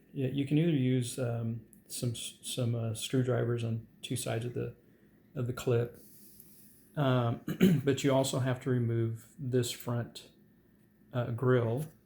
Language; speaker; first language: English; native; English